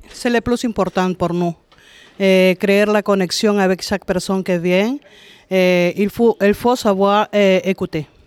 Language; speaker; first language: French; non-native, fluent; Spanish